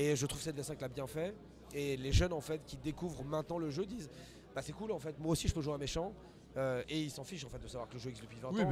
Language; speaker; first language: French; native; French